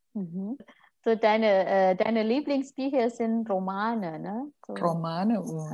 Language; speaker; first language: German; non-native, fluent; Indonesian